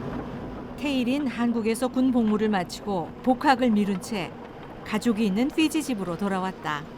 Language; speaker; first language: Korean; native; Korean